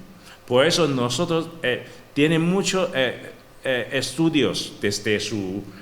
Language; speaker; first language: Spanish; non-native, learner; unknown